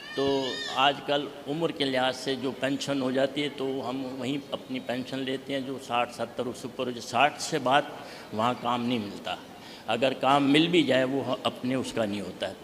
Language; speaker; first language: Hindi; native; Hindi